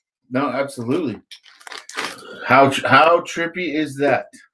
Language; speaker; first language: English; native; English